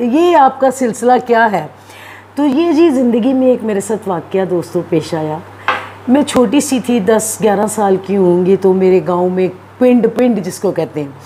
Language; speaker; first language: Urdu; non-native, local second language; Punjabi